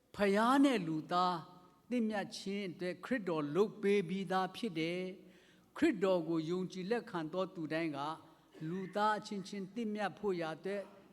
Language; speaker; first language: Burmese; non-native, local second language; Tedim Chin